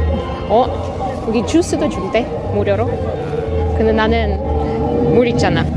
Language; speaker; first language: Korean; non-native, learner; Russian